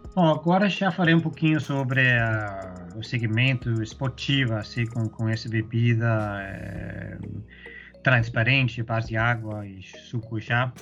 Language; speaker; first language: Portuguese; non-native, fluent; Danish